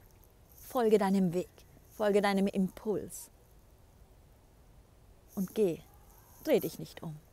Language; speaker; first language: German; native; German